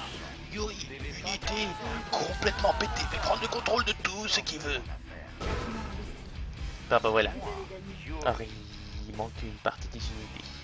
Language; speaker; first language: French; native; French